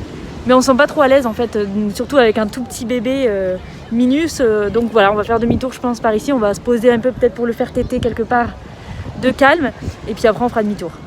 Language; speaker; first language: French; native; French